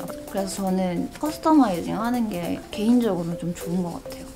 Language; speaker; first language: Korean; native; Korean